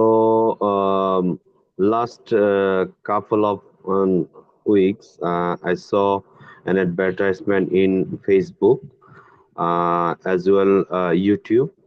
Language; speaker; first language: English; non-native, learner; Bangla